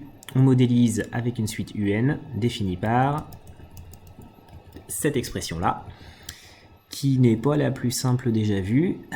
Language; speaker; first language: French; native; French